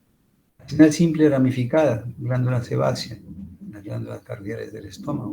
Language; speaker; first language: Spanish; native; Spanish